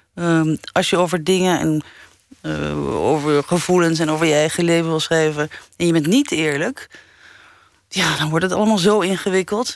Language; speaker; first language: Dutch; early bilingual, other home language; English